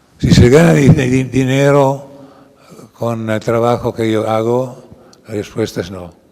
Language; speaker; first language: Spanish; non-native, fluent; Italian